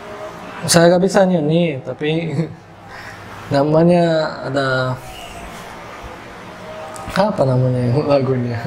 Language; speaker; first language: Indonesian; non-native, learner; Portuguese